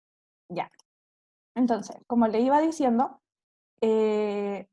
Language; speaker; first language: Spanish; native; Spanish